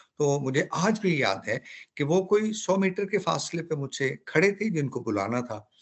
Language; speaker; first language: Urdu; native; Urdu